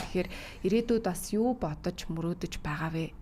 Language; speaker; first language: Mongolian; native; Mongolian